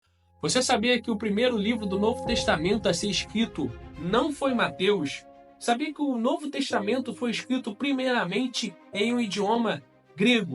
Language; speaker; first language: Portuguese; native; Portuguese